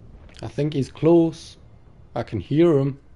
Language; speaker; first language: English; native; English